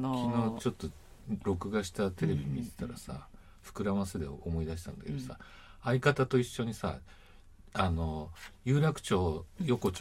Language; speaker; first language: Japanese; native; Japanese